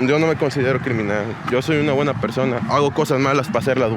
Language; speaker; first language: Spanish; native; Spanish